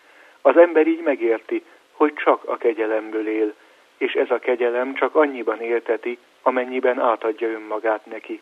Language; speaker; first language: Hungarian; native; Hungarian